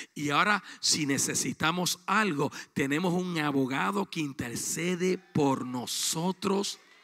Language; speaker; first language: Spanish; native; Spanish